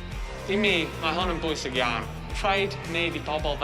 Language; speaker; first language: Welsh; non-native, local second language; English